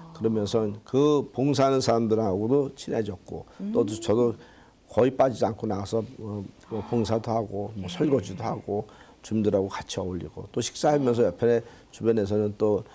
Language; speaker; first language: Korean; native; Korean